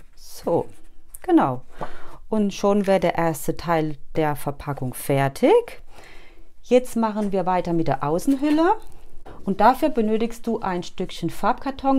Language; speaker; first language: German; native; German